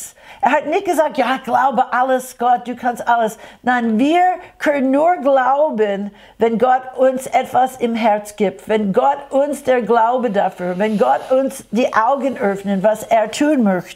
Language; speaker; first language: German; non-native, fluent; English